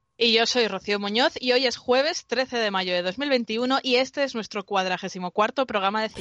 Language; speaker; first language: Spanish; native; Spanish